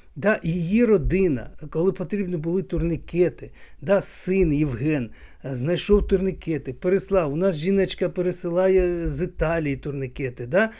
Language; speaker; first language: Ukrainian; native; Ukrainian